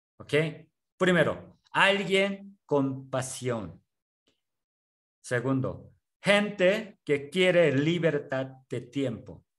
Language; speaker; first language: Spanish; non-native, learner; Korean